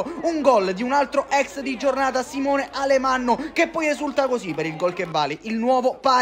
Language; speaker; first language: Italian; native; Italian